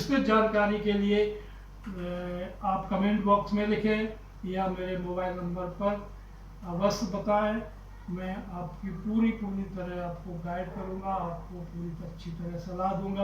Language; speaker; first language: Hindi; native; Hindi